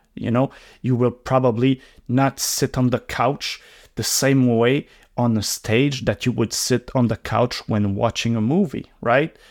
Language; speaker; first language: English; non-native, local second language; French